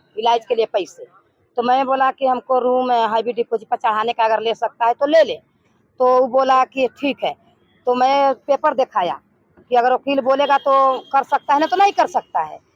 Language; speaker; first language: Hindi; native; Hindi